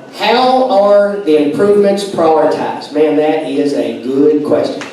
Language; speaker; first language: English; native; English